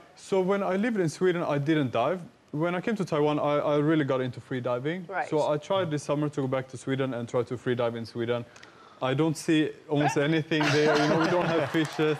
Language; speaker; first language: English; non-native, fluent; Swedish